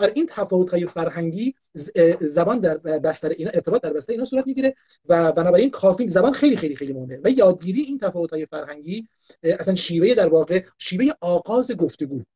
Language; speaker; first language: Persian; non-native, local second language; Kurdish